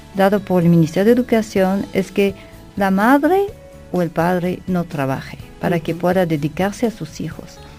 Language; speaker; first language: Spanish; non-native, fluent; French